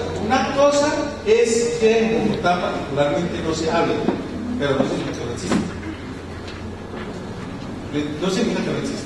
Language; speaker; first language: Spanish; native; Spanish